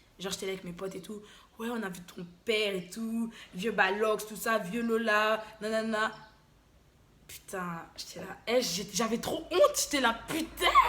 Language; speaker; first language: French; early bilingual, other home language; Lingala